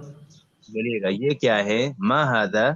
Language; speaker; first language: Hindi; native; Hindi